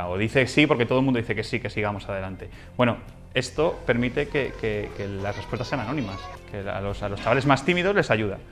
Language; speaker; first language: Spanish; native; Spanish